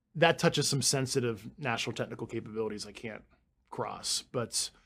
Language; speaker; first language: English; native; English